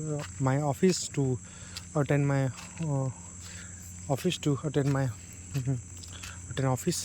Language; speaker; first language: English; non-native, learner; Hindi